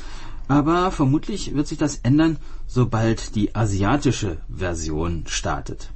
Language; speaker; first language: German; native; German